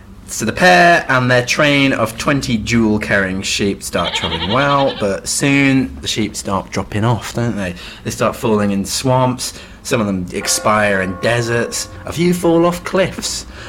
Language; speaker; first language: English; native; English